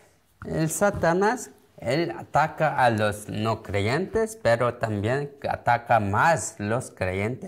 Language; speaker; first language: Spanish; non-native, learner; Korean